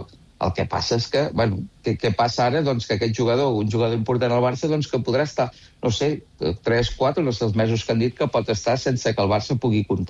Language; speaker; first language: Catalan; native; Catalan